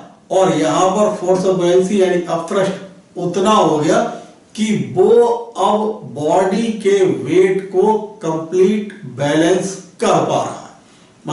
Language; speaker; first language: Hindi; native; Hindi